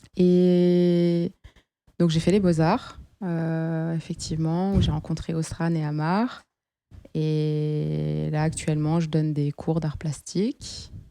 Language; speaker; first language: French; native; French